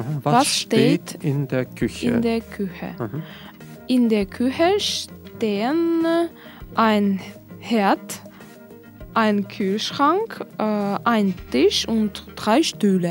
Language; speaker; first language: German; non-native, learner; Russian